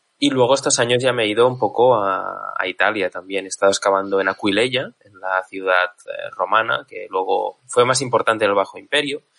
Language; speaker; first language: Spanish; native; Spanish